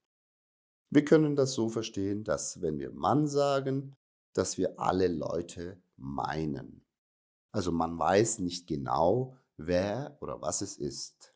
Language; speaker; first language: German; native; German